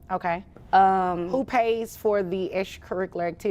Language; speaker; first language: English; native; English